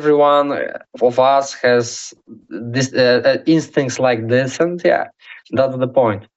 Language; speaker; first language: English; non-native, learner; Polish